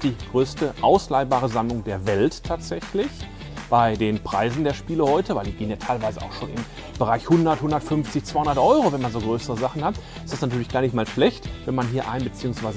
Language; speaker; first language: German; native; German